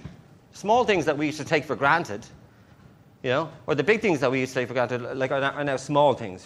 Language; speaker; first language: English; native; English